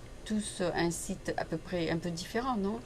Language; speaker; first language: French; native; French